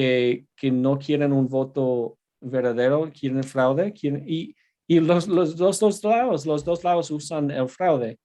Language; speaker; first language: Spanish; non-native, fluent; English